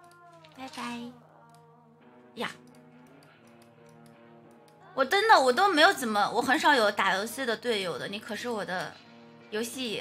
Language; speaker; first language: Chinese; native; Chinese